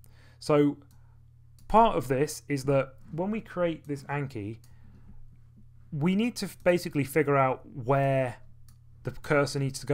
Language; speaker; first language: English; native; English